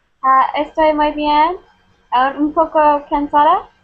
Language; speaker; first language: Spanish; non-native, learner; English